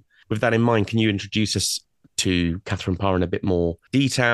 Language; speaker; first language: English; native; English